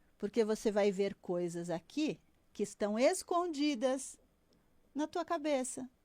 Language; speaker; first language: Portuguese; native; Portuguese